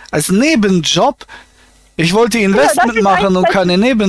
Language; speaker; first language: German; native; German